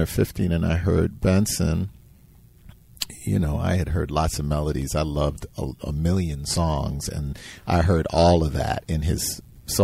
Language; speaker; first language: English; native; English